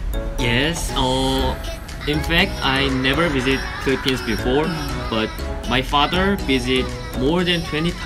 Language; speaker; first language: English; non-native, learner; Korean